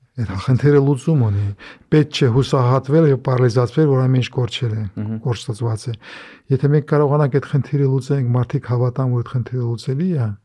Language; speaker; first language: Armenian; native; Armenian